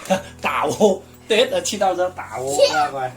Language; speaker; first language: Chinese; native; Chinese